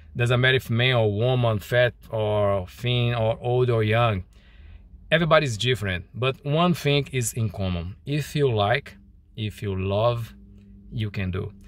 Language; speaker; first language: English; non-native, learner; Portuguese